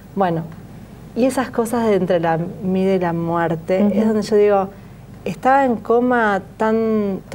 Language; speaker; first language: Spanish; native; Spanish